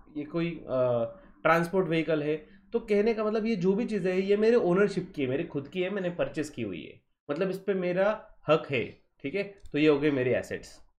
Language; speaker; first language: Hindi; non-native, local second language; Marathi